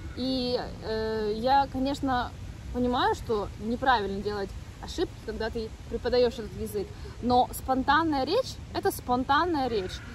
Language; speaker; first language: Russian; native; Russian